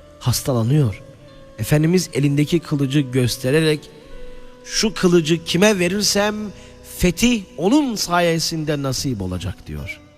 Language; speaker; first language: Turkish; native; Turkish